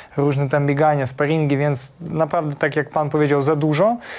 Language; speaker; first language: Polish; non-native, fluent; Ukrainian